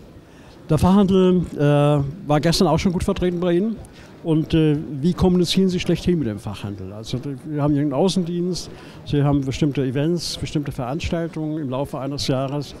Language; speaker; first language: German; native; German